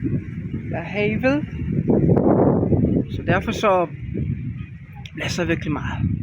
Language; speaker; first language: Danish; non-native, learner; Spanish